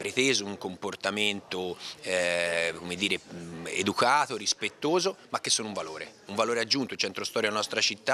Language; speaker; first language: Italian; native; Italian